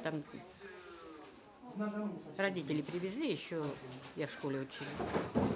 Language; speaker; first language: Russian; native; Russian